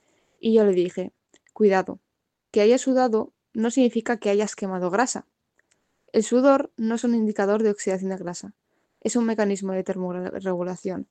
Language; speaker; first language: Spanish; native; Spanish